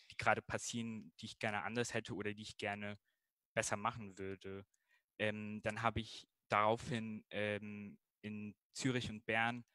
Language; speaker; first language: German; early bilingual, other home language; Spanish